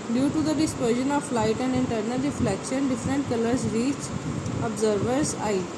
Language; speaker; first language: English; non-native, local second language; Punjabi